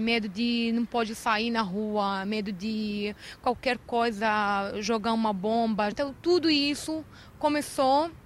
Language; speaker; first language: Portuguese; non-native, fluent; Arabic